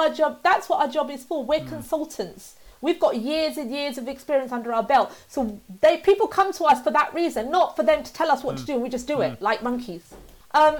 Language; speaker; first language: English; native; English